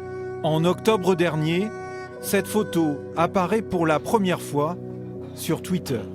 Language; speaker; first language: French; native; French